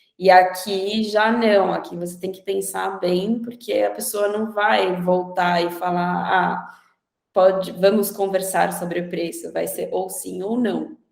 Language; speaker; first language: Portuguese; native; Portuguese